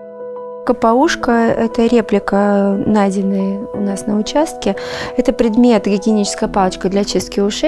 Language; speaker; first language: Russian; native; Russian